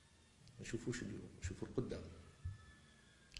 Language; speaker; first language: Arabic; native; Arabic